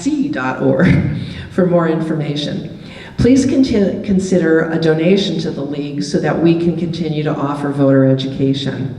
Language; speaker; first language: English; native; English